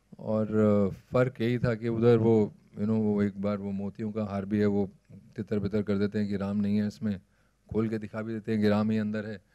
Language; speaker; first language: Hindi; native; Hindi